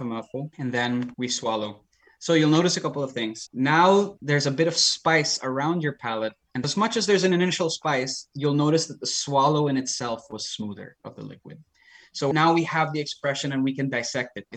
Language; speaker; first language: English; non-native, local second language; Filipino